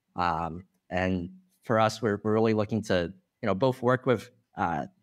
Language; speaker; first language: English; non-native, fluent; Chinese